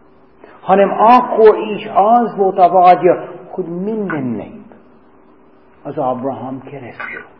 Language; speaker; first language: Hungarian; non-native, fluent; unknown